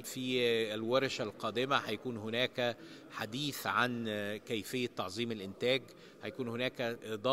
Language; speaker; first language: Arabic; native; Arabic